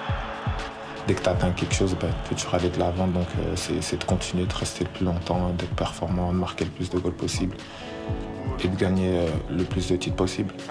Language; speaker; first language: French; native; French